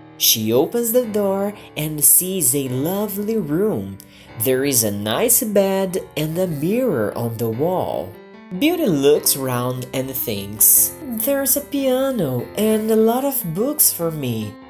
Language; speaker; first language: English; non-native, fluent; Portuguese